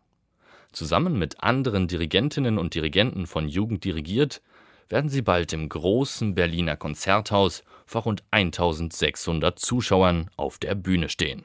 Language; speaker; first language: German; native; German